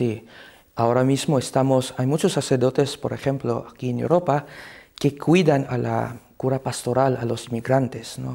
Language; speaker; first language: Spanish; non-native, fluent; Cebuano